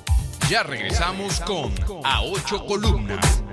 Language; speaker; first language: Spanish; native; Spanish